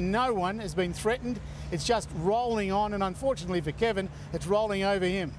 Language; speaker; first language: English; native; English